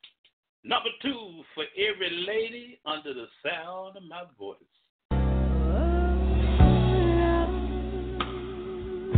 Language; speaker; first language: English; native; English